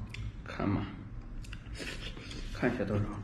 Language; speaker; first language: Chinese; native; Chinese